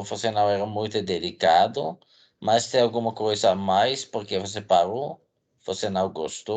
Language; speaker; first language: Portuguese; non-native, fluent; Dutch